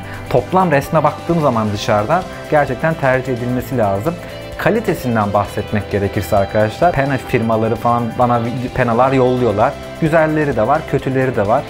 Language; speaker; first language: Turkish; native; Turkish